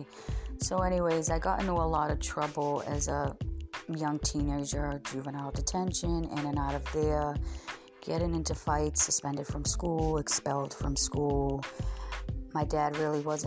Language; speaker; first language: English; native; English